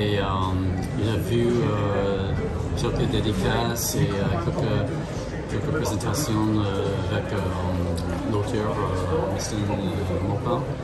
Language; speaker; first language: French; non-native, fluent; English